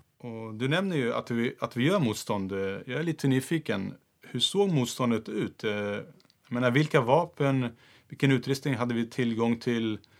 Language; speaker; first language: Swedish; early bilingual, other home language; Turoyo